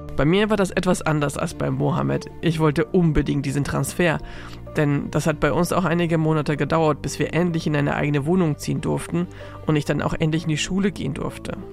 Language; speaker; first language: German; early bilingual, other home language; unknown